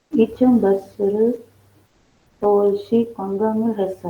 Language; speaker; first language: Korean; non-native, learner; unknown